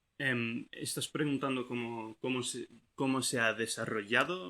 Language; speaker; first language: Spanish; non-native, fluent; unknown